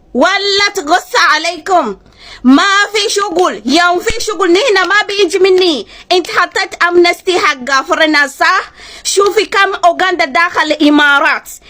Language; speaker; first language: Arabic; non-native, learner; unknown